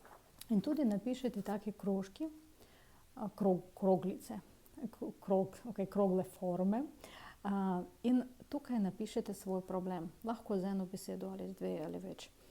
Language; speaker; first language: Slovenian; non-native, fluent; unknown